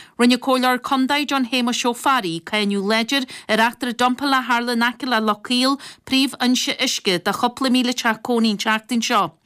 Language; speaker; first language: Irish; native; Irish